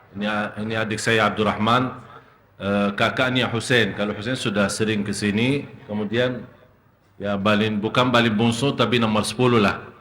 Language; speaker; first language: Indonesian; non-native, fluent; Arabic